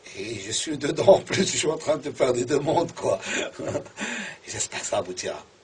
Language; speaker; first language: French; non-native, local second language; Arabic